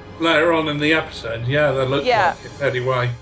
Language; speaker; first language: English; native; English